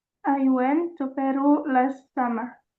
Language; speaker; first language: English; non-native, learner; Indonesian